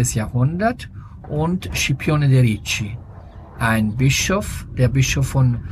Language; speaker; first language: German; early bilingual, other home language; Italian